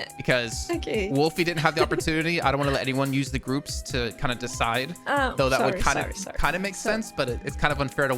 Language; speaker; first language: English; native; English